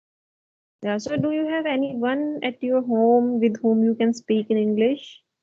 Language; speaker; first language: English; non-native, fluent; Hindi